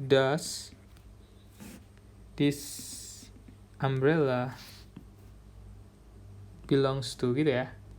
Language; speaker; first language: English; non-native, fluent; Indonesian